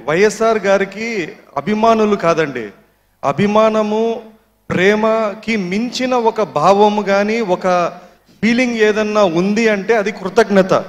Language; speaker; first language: Telugu; native; Telugu